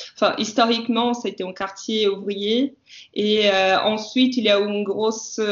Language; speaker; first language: French; non-native, fluent; Portuguese